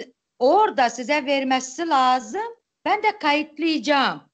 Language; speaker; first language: Turkish; non-native, local second language; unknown